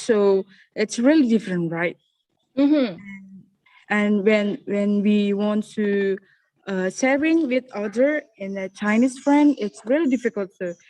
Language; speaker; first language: English; non-native, learner; Indonesian